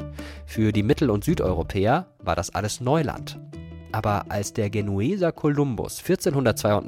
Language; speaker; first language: German; native; German